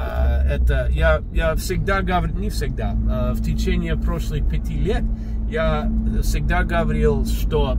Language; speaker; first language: Russian; non-native, fluent; English